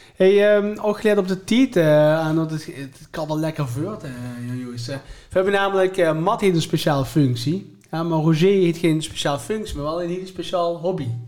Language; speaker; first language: Dutch; native; Dutch